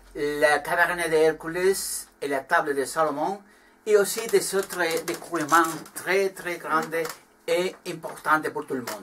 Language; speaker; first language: French; non-native, learner; Spanish